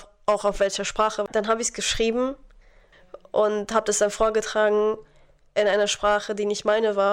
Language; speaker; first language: German; non-native, fluent; Arabic